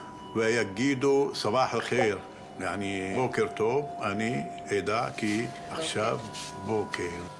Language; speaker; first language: Hebrew; non-native, fluent; Arabic